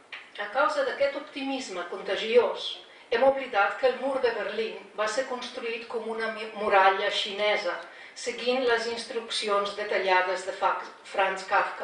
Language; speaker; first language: Catalan; non-native, fluent; Slovenian